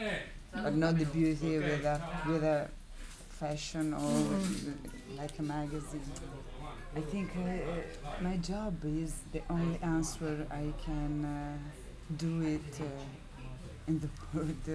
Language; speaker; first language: English; non-native, learner; Italian